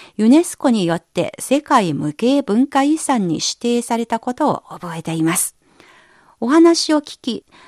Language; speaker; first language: Japanese; non-native, fluent; Chinese